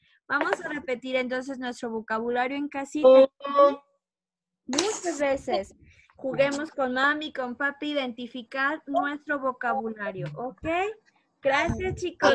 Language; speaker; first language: Spanish; native; Spanish